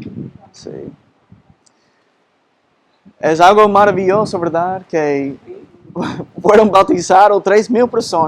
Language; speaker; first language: Spanish; non-native, fluent; English